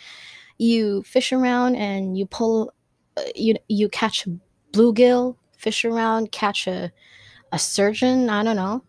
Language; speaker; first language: English; non-native, local second language; Filipino